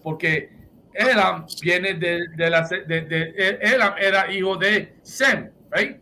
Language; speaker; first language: Spanish; early bilingual, heritage; Spanish